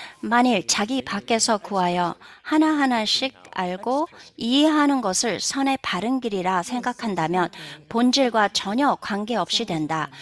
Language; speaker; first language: Korean; native; Korean